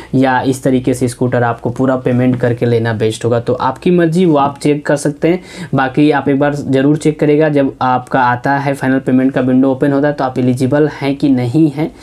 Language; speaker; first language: Hindi; native; Hindi